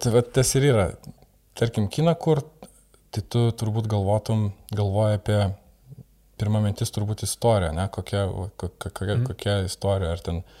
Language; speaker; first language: Lithuanian; native; Lithuanian